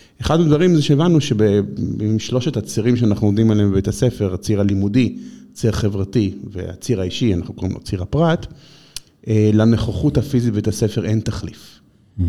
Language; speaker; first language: Hebrew; native; Hebrew